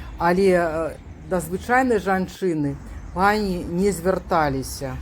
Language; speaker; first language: Belarusian; native; Belarusian